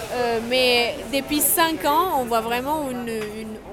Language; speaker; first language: French; non-native, fluent; Spanish